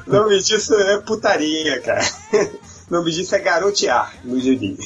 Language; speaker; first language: Portuguese; native; Portuguese